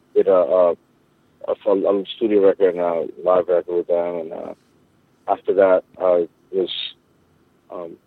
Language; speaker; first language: English; early bilingual, other home language; Spanish